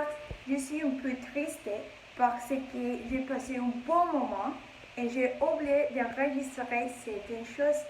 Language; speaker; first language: French; non-native, learner; English